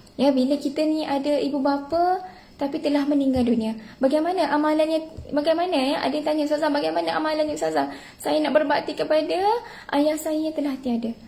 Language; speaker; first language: Malay; native; Malay